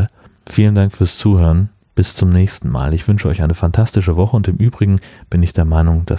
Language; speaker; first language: German; native; German